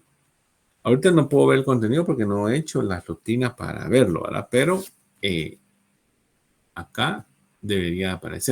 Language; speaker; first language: Spanish; native; Spanish